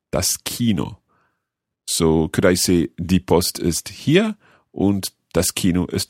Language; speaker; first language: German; non-native, learner; English